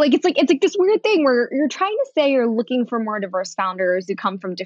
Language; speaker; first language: English; early bilingual, other home language; Bangla